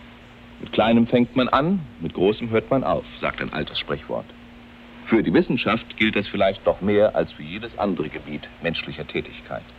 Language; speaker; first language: German; native; German